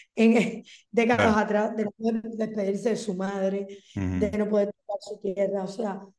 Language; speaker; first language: Spanish; native; Spanish